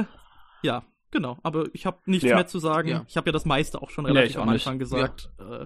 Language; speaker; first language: German; native; German